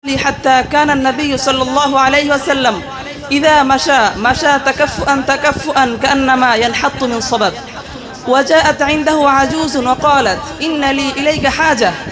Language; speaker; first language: Arabic; non-native, fluent; Bangla